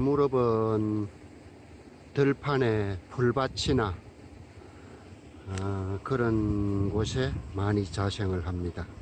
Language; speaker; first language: Korean; native; Korean